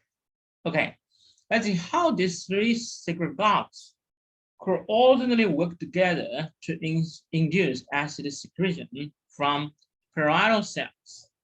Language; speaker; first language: English; non-native, fluent; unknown